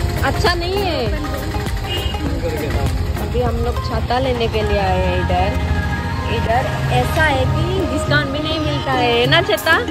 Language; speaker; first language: Hindi; non-native, local second language; Assamese